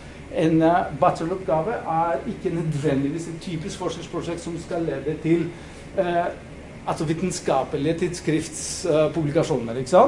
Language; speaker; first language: Norwegian; non-native, fluent; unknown